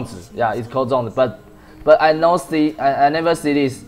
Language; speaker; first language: English; non-native, learner; Chinese